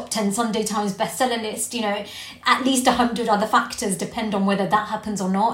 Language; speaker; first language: English; native; English